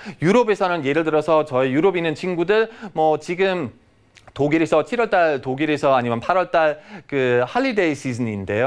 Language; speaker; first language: Korean; non-native, fluent; German